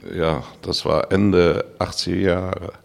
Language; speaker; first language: German; non-native, learner; Dutch